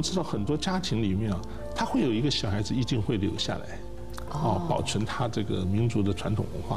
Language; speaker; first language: Chinese; native; Chinese